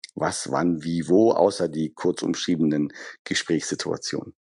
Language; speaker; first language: German; early bilingual, other home language; Persian